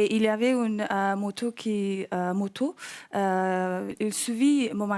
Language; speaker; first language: French; non-native, learner; English